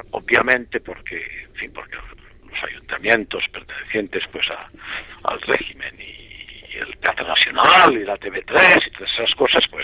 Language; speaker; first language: Spanish; native; Spanish